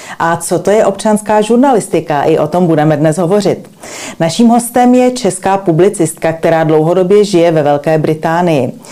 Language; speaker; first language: Czech; native; Czech